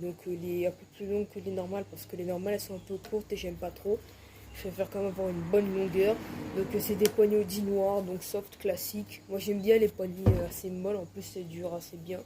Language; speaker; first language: French; native; French